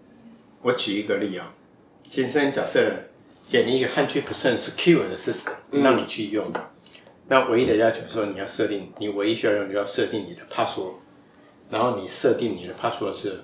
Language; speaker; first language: Chinese; native; Chinese